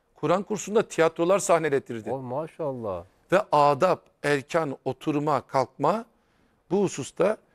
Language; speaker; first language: Turkish; native; Turkish